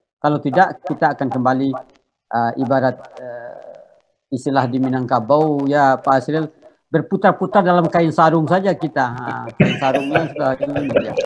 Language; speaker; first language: Indonesian; non-native, local second language; Minangkabau